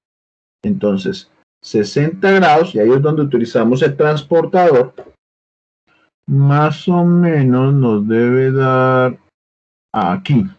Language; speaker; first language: Spanish; native; Spanish